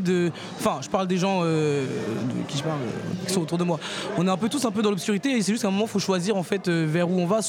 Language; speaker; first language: French; native; French